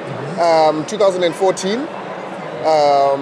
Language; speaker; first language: English; non-native, local second language; Xhosa